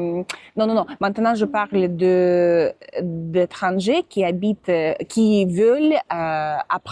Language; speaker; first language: French; non-native, fluent; Russian